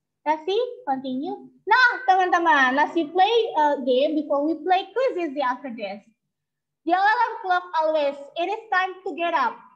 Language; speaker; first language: English; non-native, fluent; Indonesian